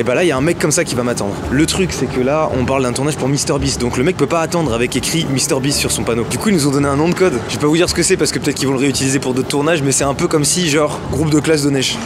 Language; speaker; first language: French; native; French